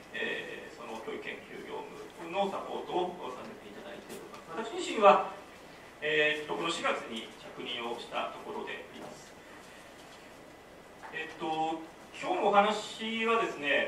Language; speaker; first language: Japanese; native; Japanese